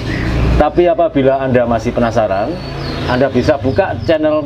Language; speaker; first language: Indonesian; native; Indonesian